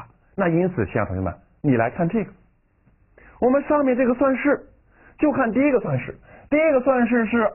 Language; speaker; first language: Chinese; native; Chinese